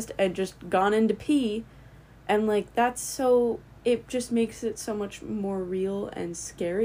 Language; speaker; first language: English; native; English